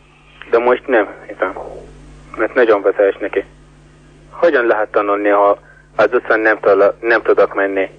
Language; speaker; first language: Hungarian; non-native, learner; Arabic